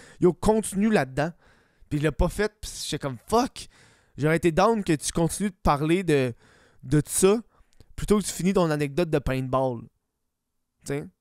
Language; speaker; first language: French; native; French